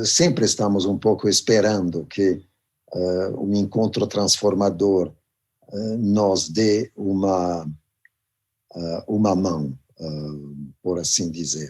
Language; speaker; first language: Portuguese; non-native, fluent; Italian